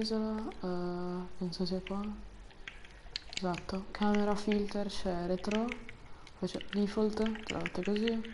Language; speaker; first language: Italian; native; Italian